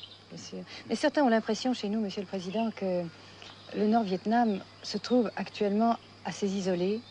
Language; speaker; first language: French; native; French